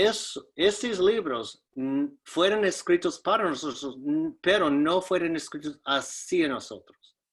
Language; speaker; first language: Spanish; non-native, fluent; English